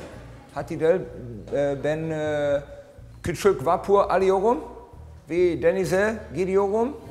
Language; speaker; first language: Turkish; non-native, learner; German